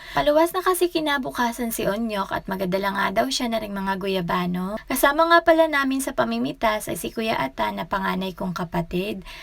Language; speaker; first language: Filipino; native; Filipino